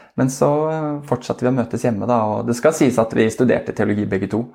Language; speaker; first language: Norwegian; native; Norwegian